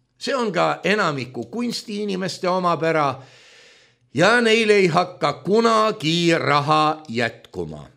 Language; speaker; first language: Estonian; native; Estonian